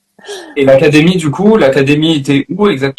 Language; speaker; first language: French; native; French